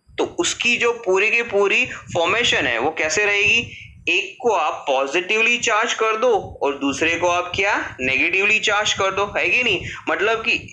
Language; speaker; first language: Hindi; non-native, local second language; Gujarati